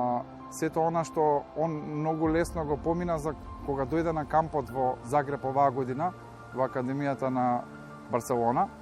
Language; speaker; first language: Macedonian; native; Macedonian